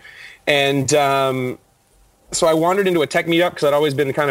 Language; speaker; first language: English; native; English